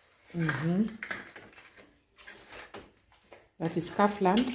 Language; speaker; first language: German; non-native, learner; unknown